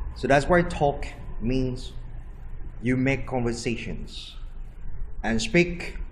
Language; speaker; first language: English; non-native, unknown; Vietnamese